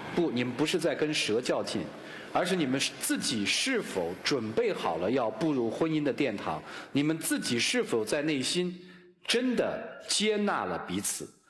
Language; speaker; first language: Chinese; native; Chinese